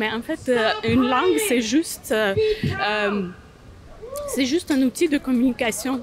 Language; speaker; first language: French; native; French